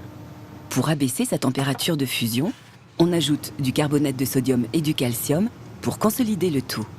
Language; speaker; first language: French; native; French